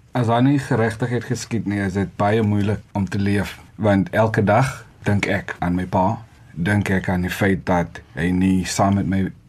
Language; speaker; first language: Afrikaans; non-native, local second language; Xhosa